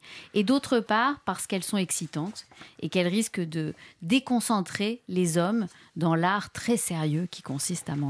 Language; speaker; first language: French; native; French